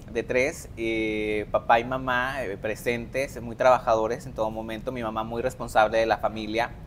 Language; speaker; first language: Spanish; native; Spanish